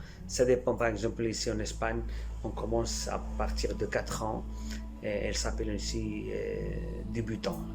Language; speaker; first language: French; non-native, fluent; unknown